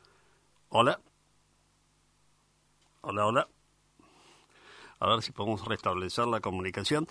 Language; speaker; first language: Spanish; native; Spanish